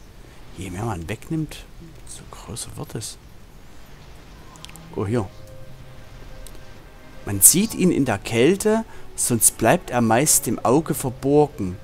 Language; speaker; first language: German; native; German